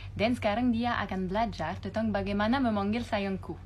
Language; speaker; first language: Indonesian; non-native, learner; French